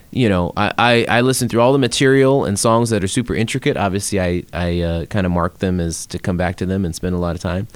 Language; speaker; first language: English; native; English